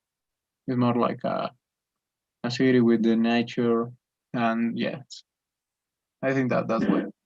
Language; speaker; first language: English; non-native, learner; Spanish